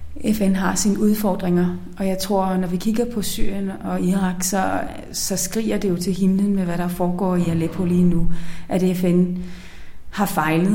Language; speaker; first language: Danish; native; Danish